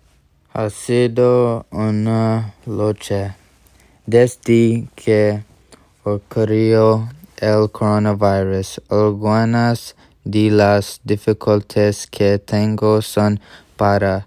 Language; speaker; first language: Spanish; non-native, learner; English